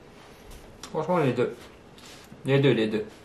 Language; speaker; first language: French; non-native, local second language; Arabic